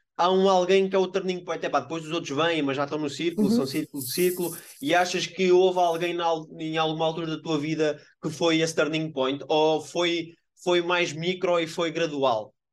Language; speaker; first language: Portuguese; native; Portuguese